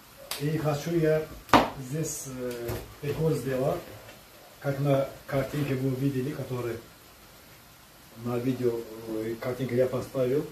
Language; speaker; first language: Russian; non-native, learner; Azerbaijani